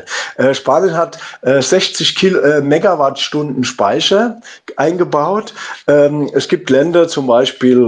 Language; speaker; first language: German; native; German